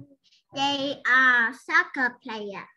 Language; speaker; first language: English; non-native, learner; Vietnamese